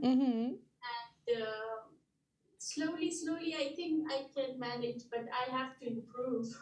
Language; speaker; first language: English; non-native, learner; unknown